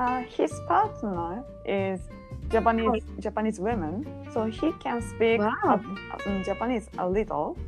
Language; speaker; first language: English; non-native, learner; Japanese